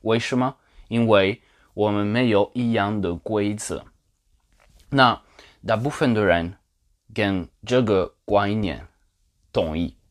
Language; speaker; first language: Chinese; non-native, learner; Polish